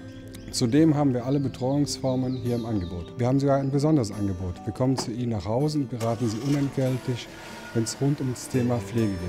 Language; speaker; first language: German; native; German